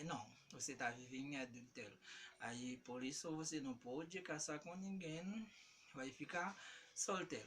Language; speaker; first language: Portuguese; non-native, learner; Haitian Creole